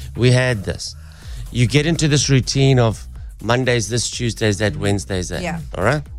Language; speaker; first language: English; native; English